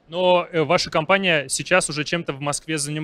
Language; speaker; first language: Russian; native; Russian